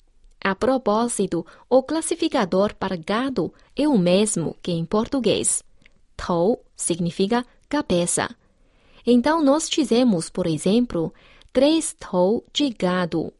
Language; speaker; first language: Portuguese; non-native, fluent; Chinese